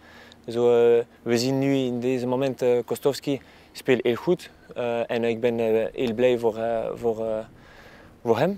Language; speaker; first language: Dutch; non-native, local second language; Spanish